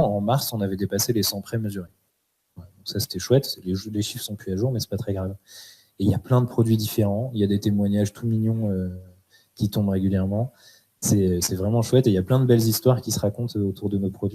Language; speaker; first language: French; native; French